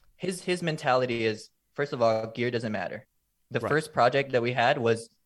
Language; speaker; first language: English; native; English